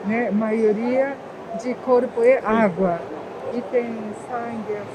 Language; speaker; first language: Portuguese; non-native, fluent; Japanese